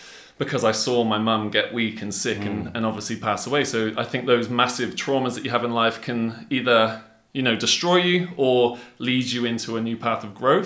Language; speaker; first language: English; native; English